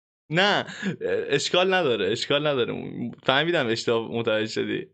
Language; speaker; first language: Persian; native; Persian